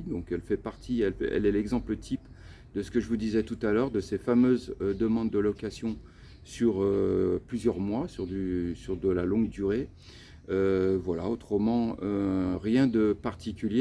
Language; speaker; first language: French; native; French